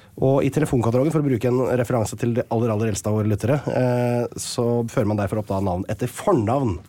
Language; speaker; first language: Norwegian; native; Norwegian